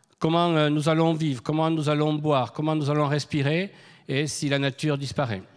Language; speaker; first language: French; native; French